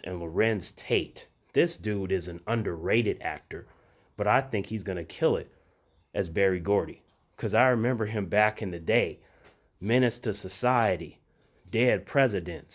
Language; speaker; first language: English; native; English